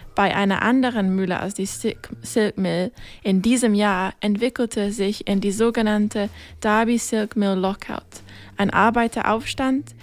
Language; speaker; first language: German; non-native, fluent; English